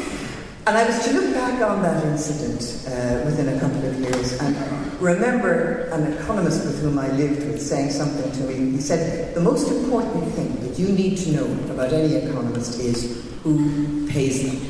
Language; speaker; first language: English; native; English